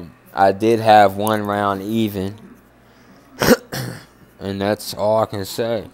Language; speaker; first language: English; native; English